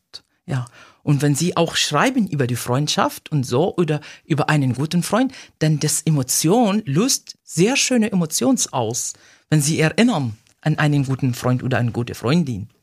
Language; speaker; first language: German; non-native, fluent; Arabic